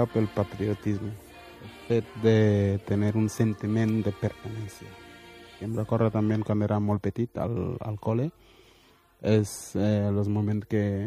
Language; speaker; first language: Catalan; non-native, learner; Wolof